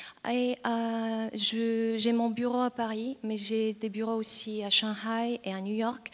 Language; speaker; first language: French; non-native, fluent; Bulgarian